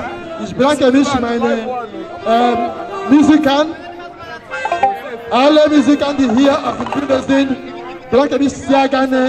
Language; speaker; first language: German; non-native, fluent; Igbo